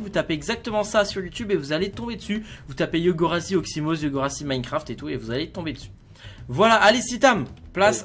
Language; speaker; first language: French; native; French